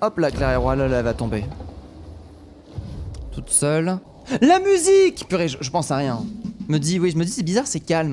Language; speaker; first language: French; native; French